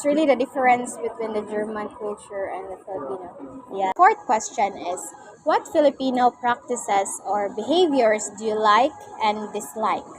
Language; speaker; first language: English; non-native, local second language; Cebuano